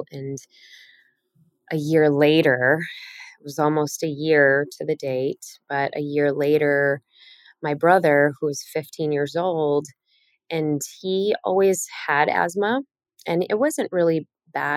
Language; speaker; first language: English; native; English